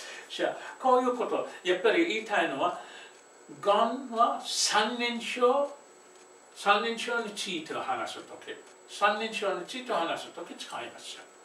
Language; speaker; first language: Japanese; non-native, fluent; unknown